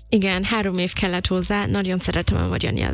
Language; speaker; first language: Hungarian; non-native, fluent; English